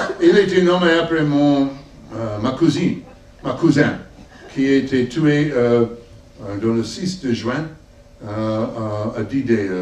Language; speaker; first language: French; non-native, learner; English